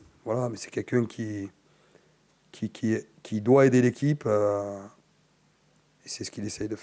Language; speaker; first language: French; native; French